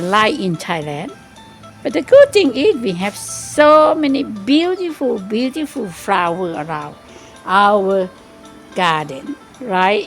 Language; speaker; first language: English; non-native, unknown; Thai